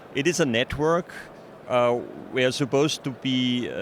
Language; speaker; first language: English; non-native, fluent; German